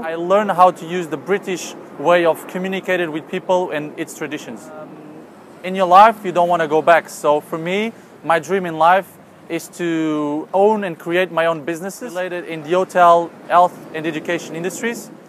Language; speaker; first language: English; non-native, fluent; Portuguese